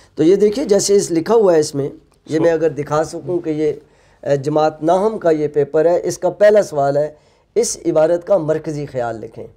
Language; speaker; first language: Urdu; non-native, local second language; Punjabi